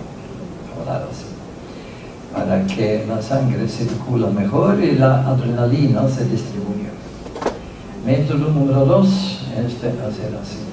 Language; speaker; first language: Spanish; non-native, fluent; Norwegian